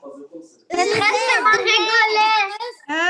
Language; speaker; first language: French; non-native, learner; Arabic